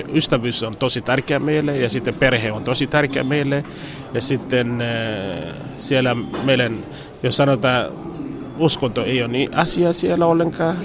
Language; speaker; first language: Finnish; non-native, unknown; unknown